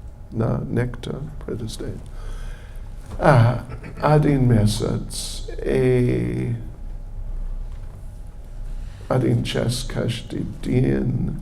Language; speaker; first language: Russian; non-native, learner; English